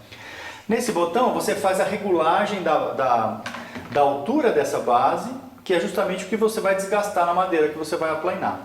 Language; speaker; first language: Portuguese; native; Portuguese